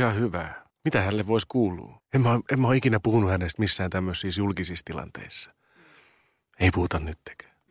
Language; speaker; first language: Finnish; native; Finnish